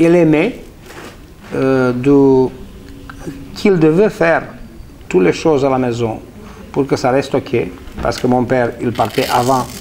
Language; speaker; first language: French; non-native, fluent; Romanian